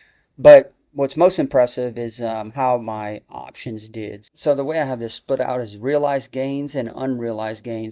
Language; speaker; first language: English; native; English